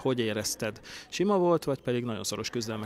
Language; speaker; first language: Hungarian; native; Hungarian